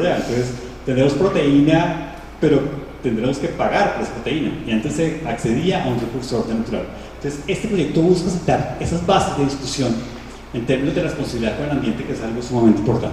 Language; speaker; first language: Spanish; native; Spanish